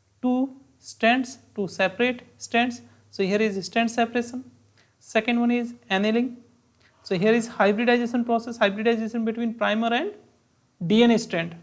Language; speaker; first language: English; non-native, local second language; Hindi